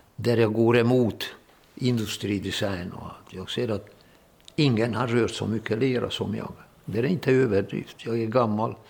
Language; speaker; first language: Swedish; non-native, fluent; Hungarian